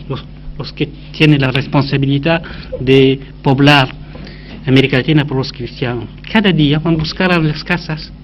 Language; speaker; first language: Spanish; non-native, fluent; Arabic